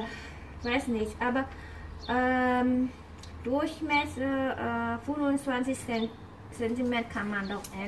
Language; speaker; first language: German; non-native, learner; Vietnamese